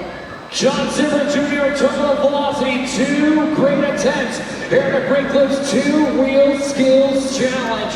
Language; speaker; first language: English; native; English